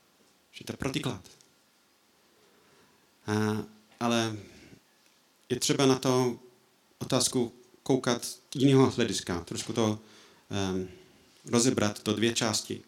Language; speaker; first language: Czech; non-native, fluent; English